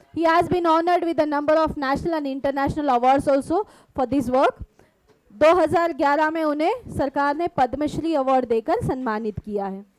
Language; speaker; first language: Hindi; non-native, local second language; Marathi